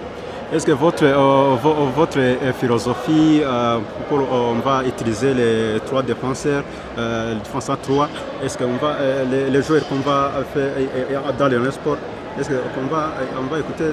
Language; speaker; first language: French; non-native, local second language; Kinyarwanda